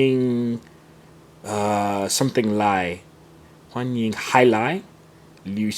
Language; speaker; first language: Chinese; non-native, learner; English